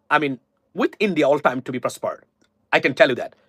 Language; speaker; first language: English; non-native, local second language; Bangla